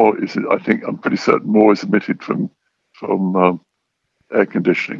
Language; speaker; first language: English; native; English